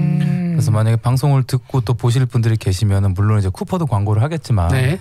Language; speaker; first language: Korean; native; Korean